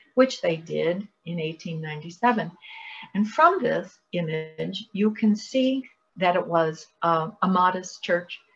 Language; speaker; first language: English; native; English